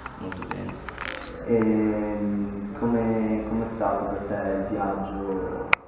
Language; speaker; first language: Italian; native; Italian